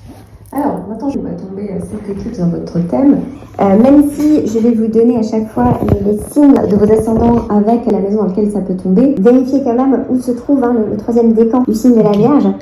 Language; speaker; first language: French; native; French